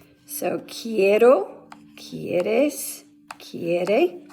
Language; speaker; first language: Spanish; non-native, fluent; English